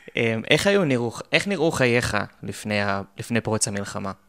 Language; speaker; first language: Hebrew; native; Hebrew